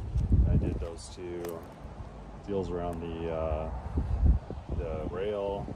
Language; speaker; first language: English; native; English